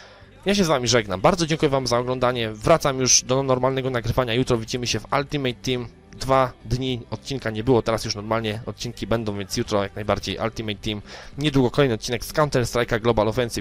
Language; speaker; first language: Polish; native; Polish